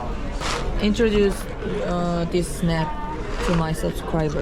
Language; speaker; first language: English; non-native, learner; Korean